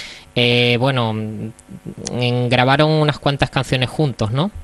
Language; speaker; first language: Spanish; native; Spanish